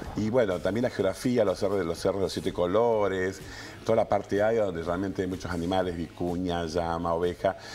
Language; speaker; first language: Spanish; native; Spanish